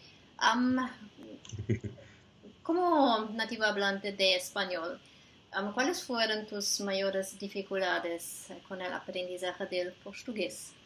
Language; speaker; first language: Spanish; non-native, fluent; Portuguese